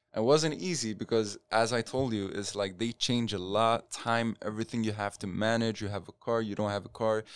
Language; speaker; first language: English; non-native, fluent; Arabic